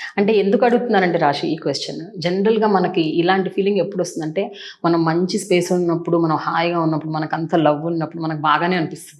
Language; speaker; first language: Telugu; native; Telugu